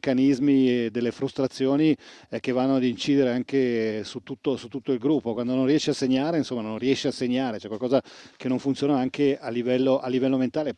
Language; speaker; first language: Italian; native; Italian